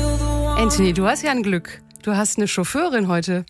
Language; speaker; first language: German; native; German